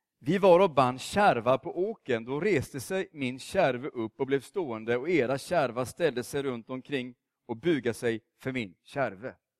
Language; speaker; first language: Swedish; native; Swedish